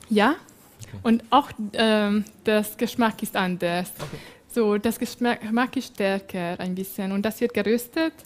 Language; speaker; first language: German; non-native, fluent; Hungarian